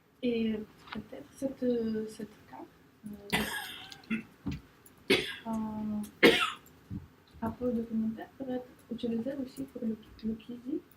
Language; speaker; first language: French; non-native, fluent; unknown